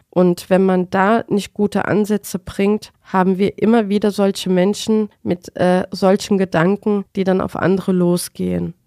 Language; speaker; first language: German; early bilingual, other home language; Turkish